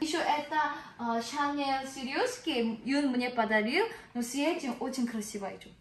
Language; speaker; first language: Russian; non-native, fluent; Korean